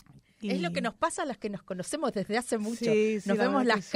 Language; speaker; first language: Spanish; native; Spanish